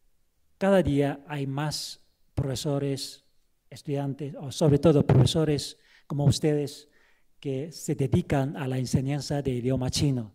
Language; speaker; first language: Spanish; non-native, fluent; Chinese